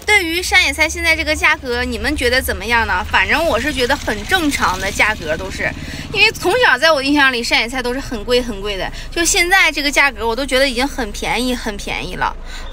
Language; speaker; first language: Chinese; native; Chinese